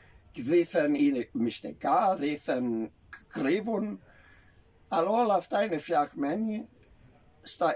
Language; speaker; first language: Greek; early bilingual, heritage; Greek